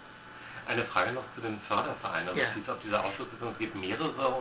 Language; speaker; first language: German; native; German